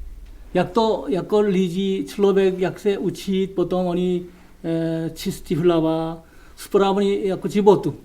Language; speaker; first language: Czech; non-native, learner; Korean